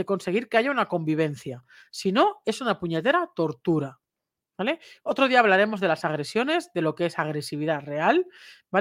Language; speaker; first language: Spanish; native; Spanish